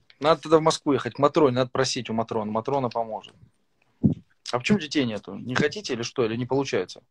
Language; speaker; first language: Russian; native; Russian